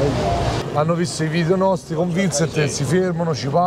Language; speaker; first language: Italian; native; Italian